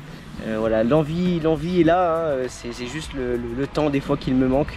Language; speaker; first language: French; native; French